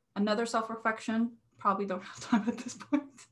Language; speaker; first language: English; non-native, fluent; Spanish